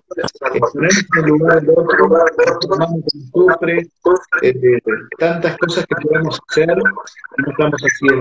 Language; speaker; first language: Spanish; native; Spanish